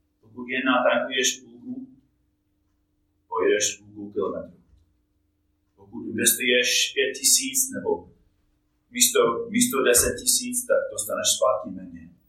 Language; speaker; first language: Czech; non-native, fluent; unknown